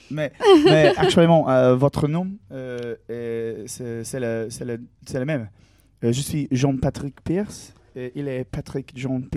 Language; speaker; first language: French; non-native, learner; English